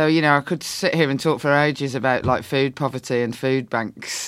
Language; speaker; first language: English; native; English